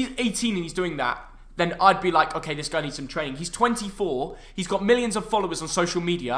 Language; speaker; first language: English; native; English